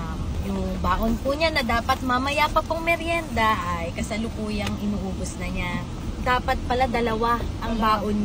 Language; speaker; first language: Filipino; native; Filipino